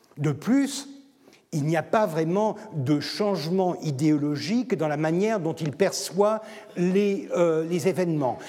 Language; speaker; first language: French; non-native, fluent; Turkish